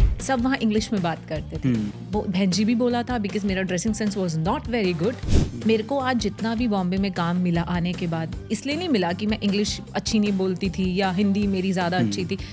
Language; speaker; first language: Hindi; native; Hindi